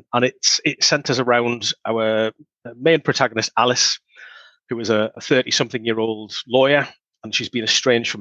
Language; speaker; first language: English; native; English